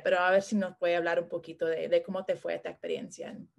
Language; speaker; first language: Spanish; non-native, fluent; English